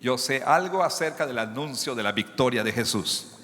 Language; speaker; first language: Spanish; non-native, fluent; English